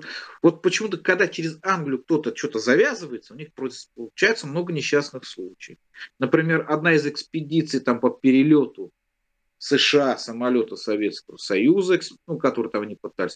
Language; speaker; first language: Russian; native; Russian